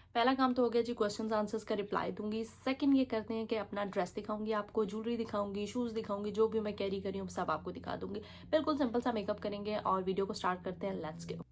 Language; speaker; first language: Urdu; native; Urdu